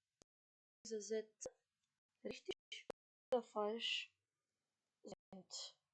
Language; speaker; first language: German; non-native, fluent; Macedonian